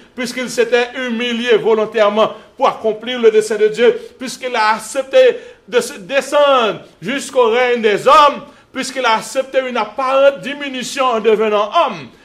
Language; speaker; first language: French; native; French